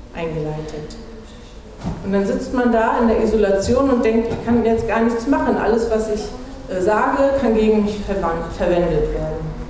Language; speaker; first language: German; native; German